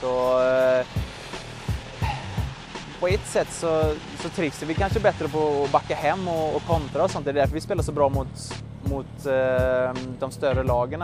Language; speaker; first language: Swedish; native; Swedish